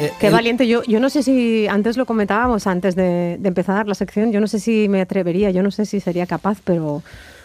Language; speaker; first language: Spanish; native; Spanish